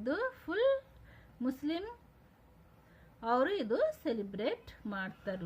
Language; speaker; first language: Kannada; non-native, local second language; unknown